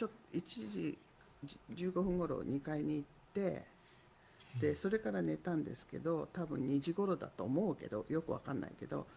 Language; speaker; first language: Japanese; native; Japanese